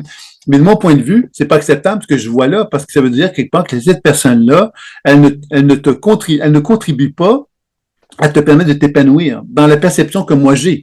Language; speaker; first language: French; native; French